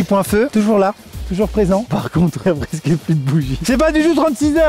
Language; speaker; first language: French; native; French